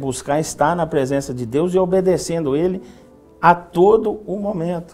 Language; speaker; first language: Portuguese; native; Portuguese